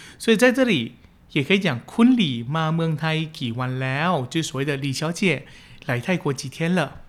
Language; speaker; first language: Chinese; early bilingual, heritage; Chinese